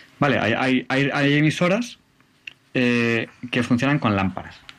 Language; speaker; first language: Spanish; native; Spanish